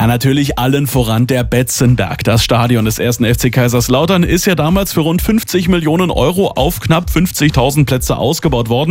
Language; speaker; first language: German; native; German